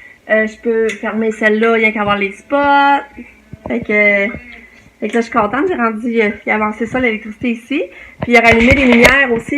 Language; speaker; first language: French; native; French